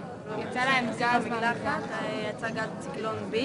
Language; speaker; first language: Hebrew; native; Hebrew